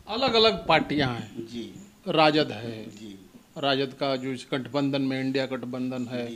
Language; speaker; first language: Hindi; native; Hindi